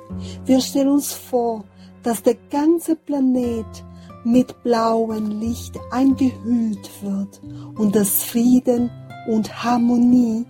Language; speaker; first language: German; non-native, fluent; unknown